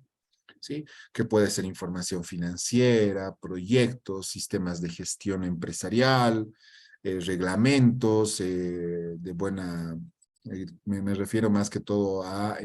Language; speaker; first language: Spanish; native; Spanish